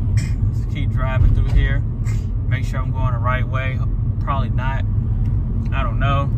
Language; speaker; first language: English; native; English